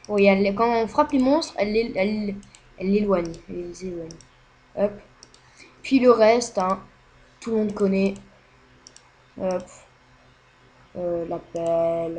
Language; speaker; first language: French; native; French